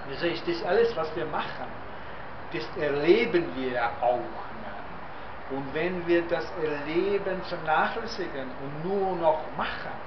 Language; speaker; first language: German; non-native, fluent; Czech